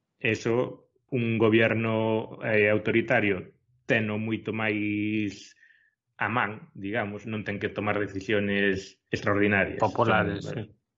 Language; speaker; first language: Galician; non-native, local second language; Spanish